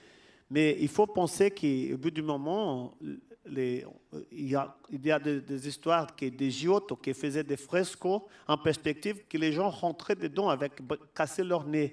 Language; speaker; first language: French; non-native, fluent; Portuguese